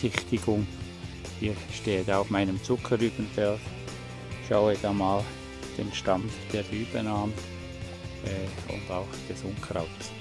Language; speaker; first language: German; native; German